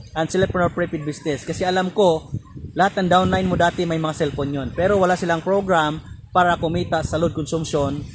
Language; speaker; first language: Filipino; non-native, local second language; Cebuano